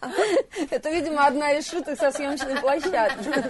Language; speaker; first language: Russian; native; Russian